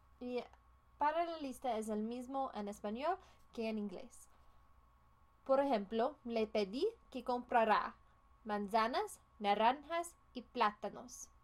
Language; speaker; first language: Spanish; non-native, fluent; English